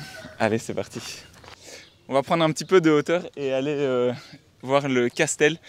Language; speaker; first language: French; native; French